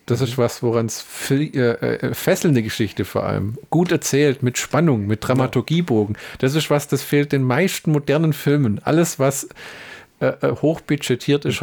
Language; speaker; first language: German; native; German